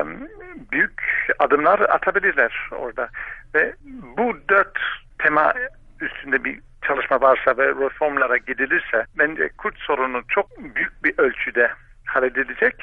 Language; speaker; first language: Turkish; non-native, fluent; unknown